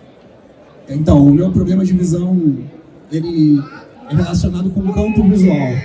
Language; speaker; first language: Portuguese; native; Portuguese